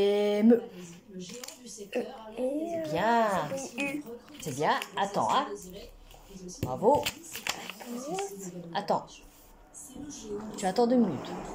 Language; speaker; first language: French; native; French